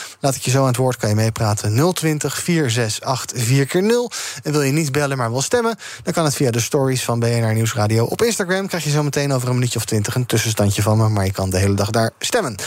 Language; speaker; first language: Dutch; native; Dutch